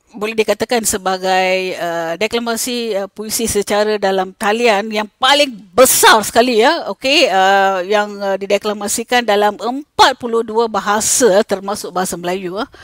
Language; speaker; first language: Malay; non-native, local second language; Tamil